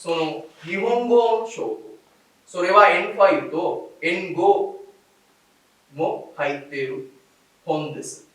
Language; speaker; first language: Japanese; non-native, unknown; Sinhala